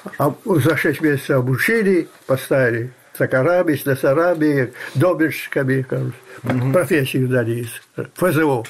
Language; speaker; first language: Russian; non-native, local second language; Belarusian